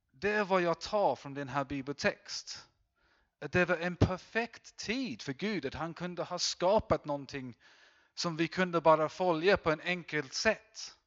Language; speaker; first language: Swedish; non-native, fluent; English